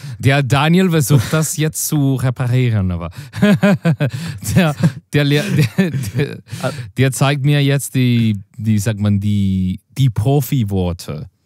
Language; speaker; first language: German; non-native, learner; Spanish